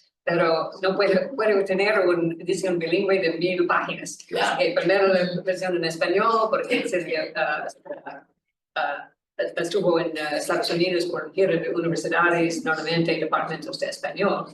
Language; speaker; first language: Spanish; non-native, learner; English